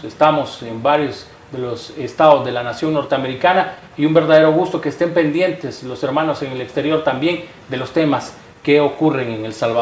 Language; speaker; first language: Spanish; native; Spanish